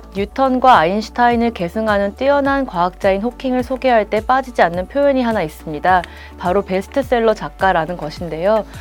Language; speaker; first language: Korean; native; Korean